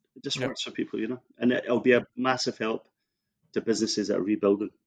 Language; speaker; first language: English; native; English